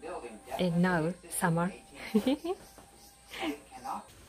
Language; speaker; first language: English; non-native, learner; Japanese